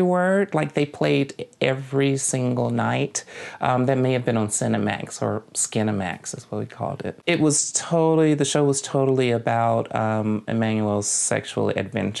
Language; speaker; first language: English; native; English